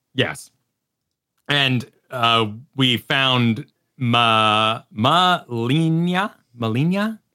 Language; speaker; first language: English; native; English